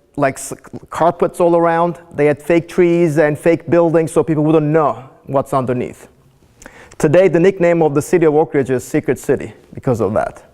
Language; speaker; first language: English; non-native, fluent; Turkish